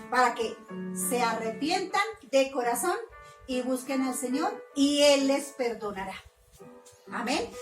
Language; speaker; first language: Spanish; native; Spanish